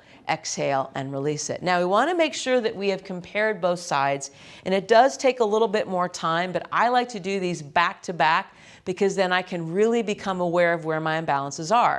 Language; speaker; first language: English; native; English